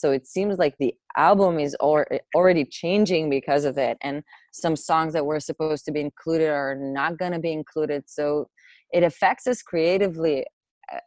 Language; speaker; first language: English; non-native, fluent; Hebrew